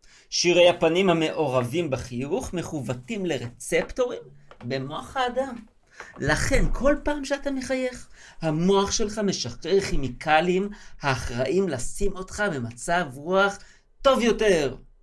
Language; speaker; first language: Hebrew; native; Hebrew